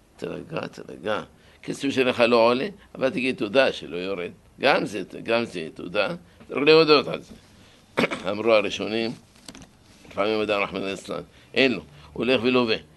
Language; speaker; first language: Hebrew; non-native, fluent; Arabic